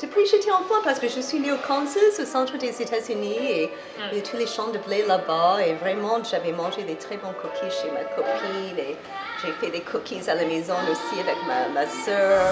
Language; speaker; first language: French; non-native, fluent; English